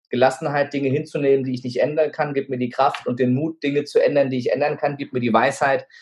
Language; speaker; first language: German; native; German